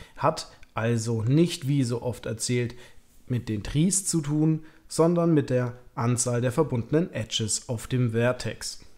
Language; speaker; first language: German; native; German